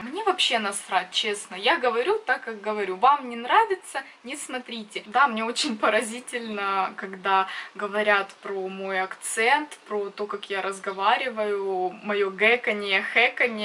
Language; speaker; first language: Russian; native; Russian